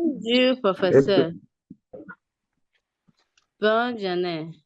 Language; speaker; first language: French; non-native, learner; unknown